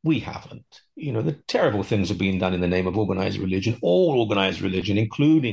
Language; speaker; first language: English; native; English